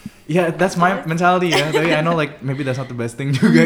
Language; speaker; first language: English; early bilingual, other home language; Indonesian